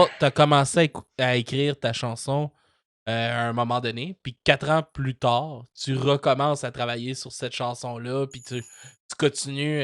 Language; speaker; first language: French; native; French